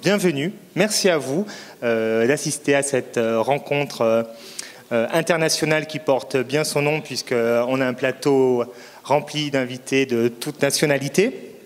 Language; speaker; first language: French; native; French